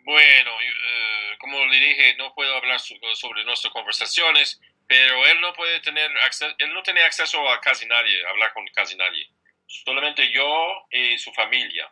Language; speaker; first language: Spanish; non-native, fluent; English